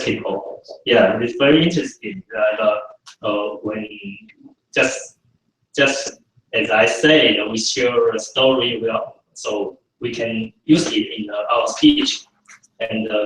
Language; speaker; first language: English; non-native, fluent; Chinese